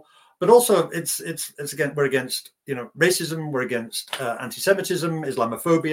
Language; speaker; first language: English; native; English